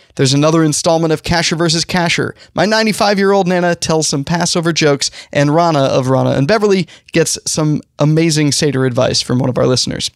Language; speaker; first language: English; native; English